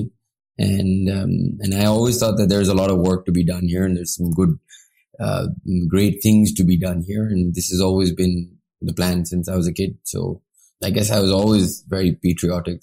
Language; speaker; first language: English; non-native, local second language; Urdu